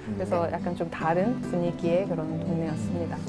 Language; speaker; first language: Korean; native; Korean